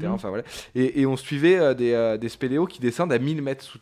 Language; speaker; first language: French; native; French